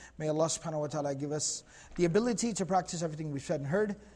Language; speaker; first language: English; native; English